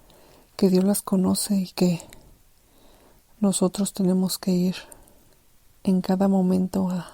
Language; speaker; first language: Spanish; native; Spanish